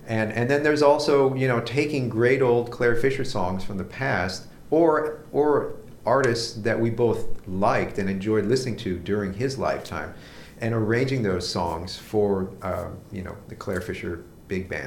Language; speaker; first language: English; native; English